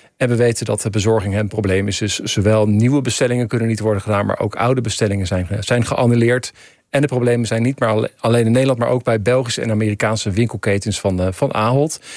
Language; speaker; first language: Dutch; native; Dutch